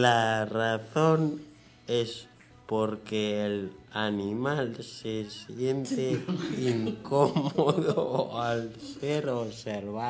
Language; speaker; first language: Spanish; native; Spanish